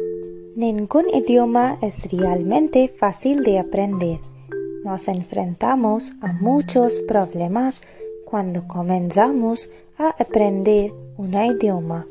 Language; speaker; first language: Spanish; non-native, learner; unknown